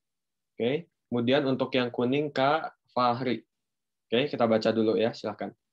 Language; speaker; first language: Indonesian; native; Indonesian